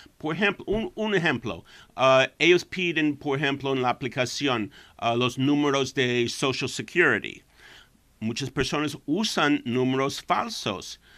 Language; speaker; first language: Spanish; non-native, fluent; English